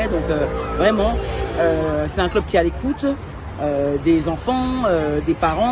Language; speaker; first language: French; native; French